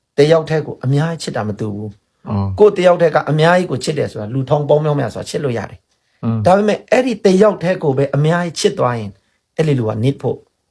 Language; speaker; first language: Burmese; non-native, local second language; Pa'o Karen